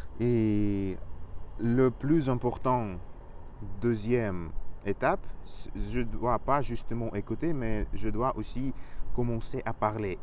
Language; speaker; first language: French; non-native, learner; Russian